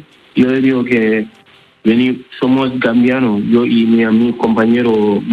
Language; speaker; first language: Spanish; non-native, learner; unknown